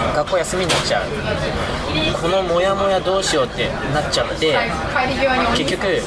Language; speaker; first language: Japanese; native; Japanese